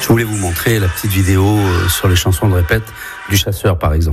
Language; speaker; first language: French; early bilingual, other home language; Spanish